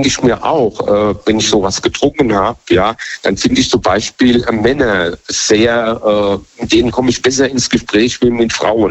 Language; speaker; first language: German; native; German